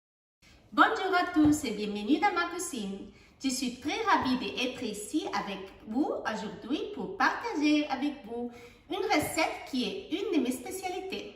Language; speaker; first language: French; non-native, fluent; Spanish